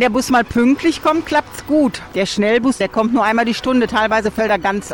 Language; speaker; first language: German; native; German